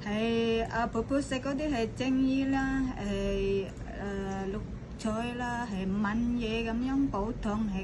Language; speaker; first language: Cantonese; non-native, learner; Indonesian